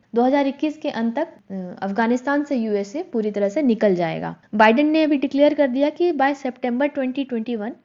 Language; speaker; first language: Hindi; native; Hindi